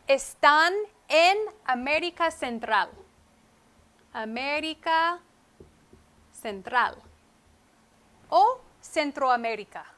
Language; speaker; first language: Spanish; non-native, fluent; English